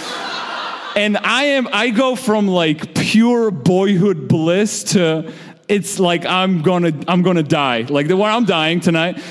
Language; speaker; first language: English; early bilingual, other home language; Georgian